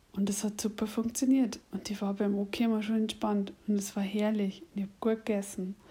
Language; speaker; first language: German; native; German